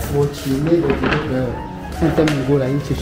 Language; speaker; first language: Chinese; non-native, learner; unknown